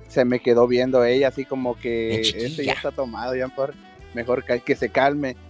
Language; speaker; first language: Spanish; native; Spanish